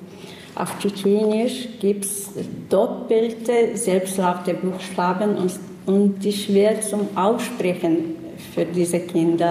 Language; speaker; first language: German; non-native, learner; Chechen